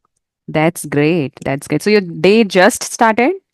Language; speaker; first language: English; non-native, fluent; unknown